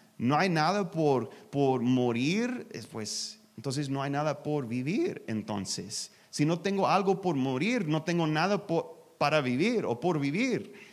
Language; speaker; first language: Spanish; non-native, learner; English